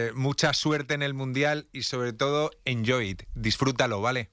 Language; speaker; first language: Spanish; native; Spanish